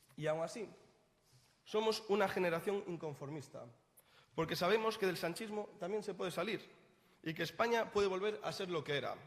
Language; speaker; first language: Spanish; native; Spanish